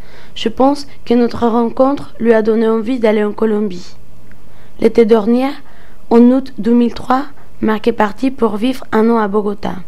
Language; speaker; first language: French; non-native, fluent; Spanish